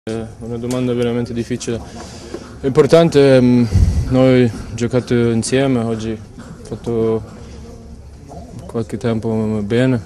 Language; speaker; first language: Italian; non-native, learner; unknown